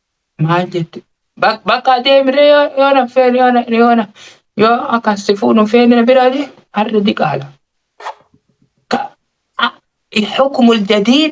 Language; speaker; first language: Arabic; non-native, learner; Oromo